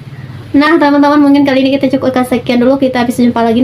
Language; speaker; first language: Indonesian; native; Indonesian